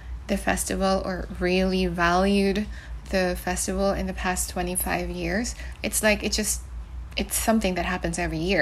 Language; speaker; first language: English; non-native, local second language; Cebuano